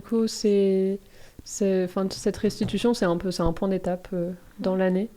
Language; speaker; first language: French; native; French